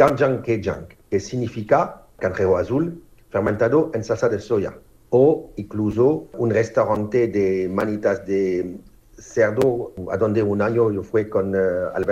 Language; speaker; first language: Spanish; non-native, learner; French